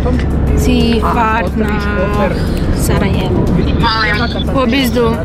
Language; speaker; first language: German; non-native, fluent; Bosnian